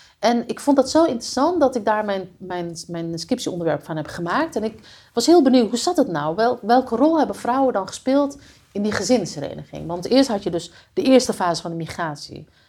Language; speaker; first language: Dutch; early bilingual, other home language; Riffian